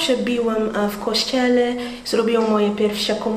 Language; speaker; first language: Polish; non-native, learner; Portuguese